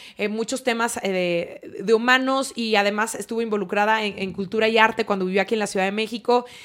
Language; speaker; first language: Spanish; native; Spanish